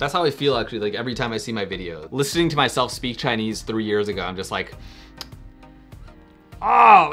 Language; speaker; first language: English; early bilingual, other home language; Spanish